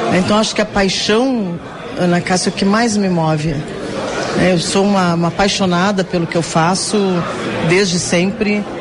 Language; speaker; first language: Portuguese; native; Portuguese